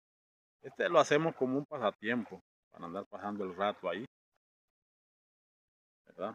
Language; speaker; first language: Spanish; native; Spanish